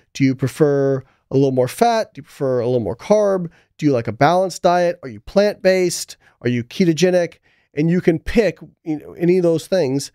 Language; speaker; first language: English; native; English